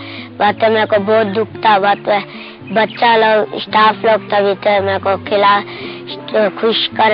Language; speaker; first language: Hindi; non-native, local second language; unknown